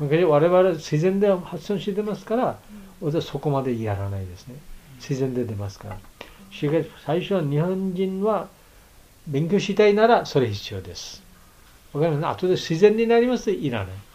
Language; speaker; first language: Japanese; non-native, learner; Bangla